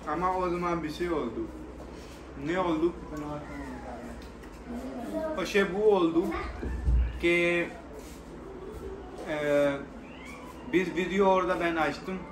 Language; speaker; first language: Turkish; non-native, learner; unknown